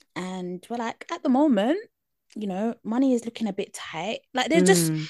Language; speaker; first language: English; native; English